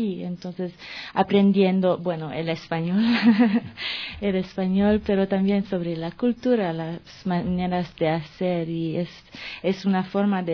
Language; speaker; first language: Spanish; non-native, fluent; French